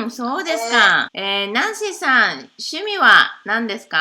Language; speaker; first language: Japanese; native; Japanese